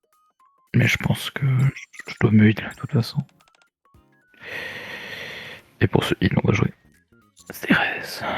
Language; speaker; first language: French; native; French